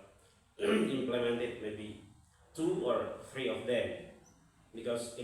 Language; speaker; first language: English; non-native, fluent; Indonesian